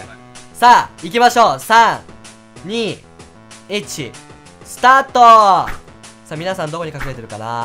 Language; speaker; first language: Japanese; native; Japanese